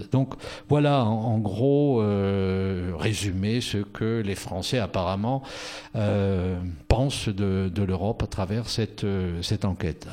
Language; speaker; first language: French; native; French